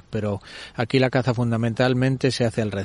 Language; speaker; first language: Spanish; native; Spanish